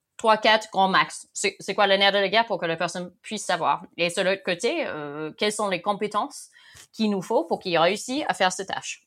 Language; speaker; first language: French; non-native, fluent; English